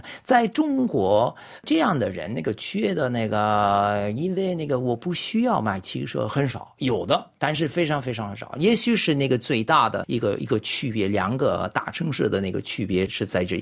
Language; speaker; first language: Chinese; non-native, fluent; French